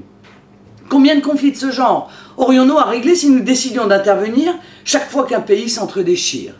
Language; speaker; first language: French; native; French